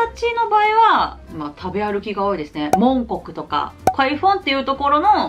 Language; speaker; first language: Japanese; non-native, fluent; Cantonese